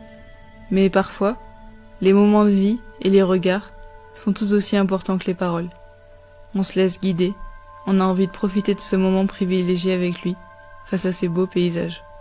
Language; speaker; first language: French; native; French